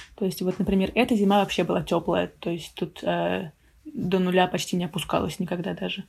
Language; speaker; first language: Russian; native; Russian